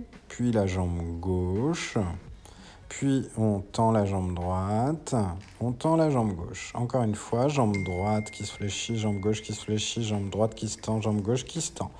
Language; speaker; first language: French; native; French